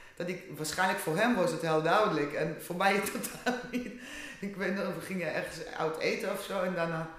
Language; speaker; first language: Dutch; non-native, fluent; Hebrew